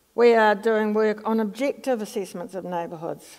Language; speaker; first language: English; native; English